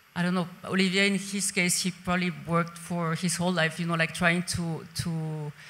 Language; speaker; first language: English; non-native, fluent; Spanish